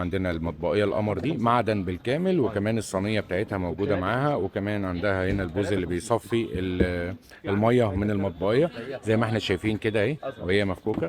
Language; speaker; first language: Arabic; native; Arabic